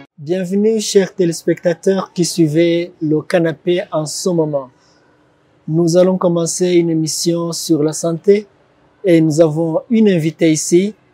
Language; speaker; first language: French; non-native, local second language; Kinyarwanda